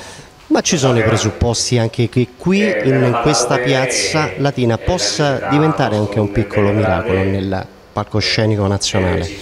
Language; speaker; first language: Italian; native; Italian